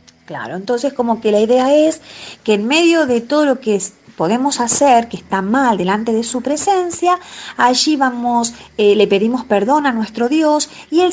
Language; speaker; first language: Spanish; native; Spanish